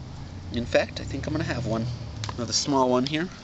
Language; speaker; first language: English; native; English